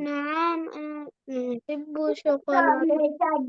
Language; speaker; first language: Arabic; non-native, learner; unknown